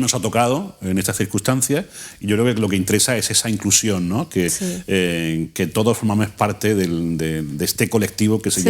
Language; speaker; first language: Spanish; native; Spanish